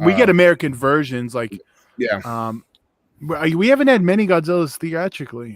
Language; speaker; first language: English; native; English